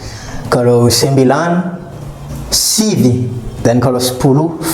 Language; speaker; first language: Indonesian; non-native, fluent; Malagasy